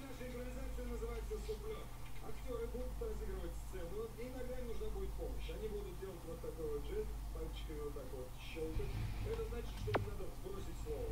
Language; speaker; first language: Russian; native; Russian